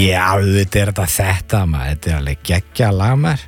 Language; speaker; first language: Icelandic; native; Icelandic